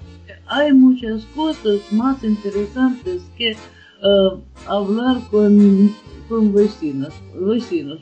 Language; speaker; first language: Spanish; non-native, learner; Ukrainian